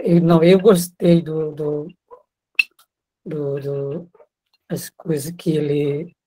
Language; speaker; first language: Portuguese; non-native, local second language; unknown